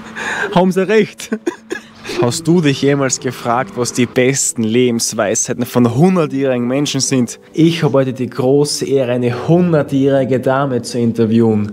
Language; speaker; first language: German; native; German